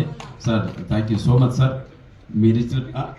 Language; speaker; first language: Telugu; native; Telugu